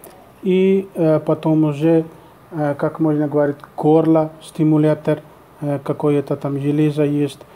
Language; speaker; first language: Russian; non-native, learner; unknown